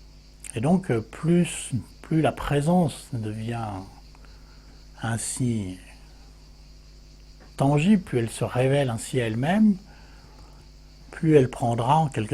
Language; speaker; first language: French; native; French